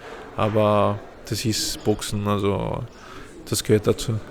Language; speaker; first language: German; non-native, fluent; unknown